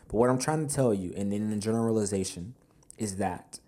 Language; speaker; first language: English; native; English